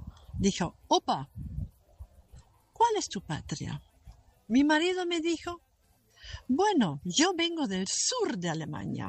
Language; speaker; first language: Spanish; non-native, local second language; German